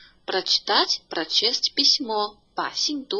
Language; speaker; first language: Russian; non-native, fluent; Chinese